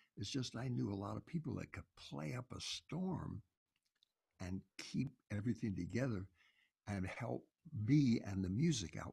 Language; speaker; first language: English; native; English